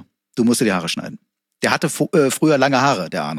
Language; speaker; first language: German; native; German